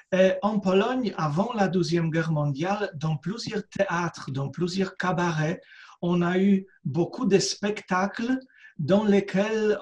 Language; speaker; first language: French; non-native, fluent; Polish